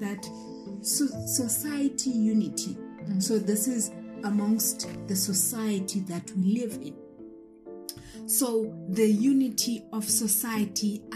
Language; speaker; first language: English; non-native, local second language; Xhosa